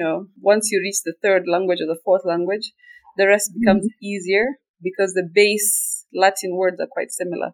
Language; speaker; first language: English; non-native, local second language; Somali